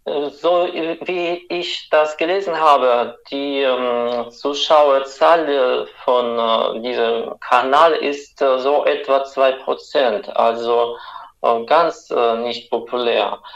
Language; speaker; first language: German; non-native, fluent; Russian